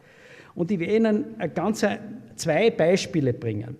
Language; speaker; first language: German; native; German